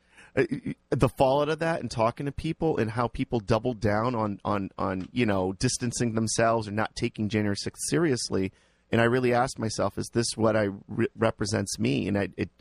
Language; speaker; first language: English; native; English